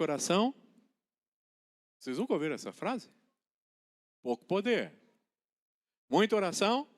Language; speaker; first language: Portuguese; native; Portuguese